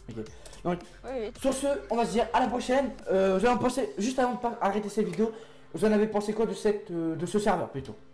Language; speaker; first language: French; native; French